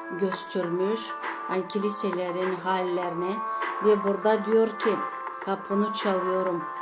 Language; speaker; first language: Turkish; non-native, fluent; Azerbaijani